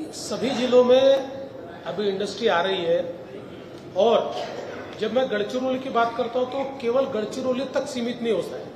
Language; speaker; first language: Hindi; non-native, local second language; Marathi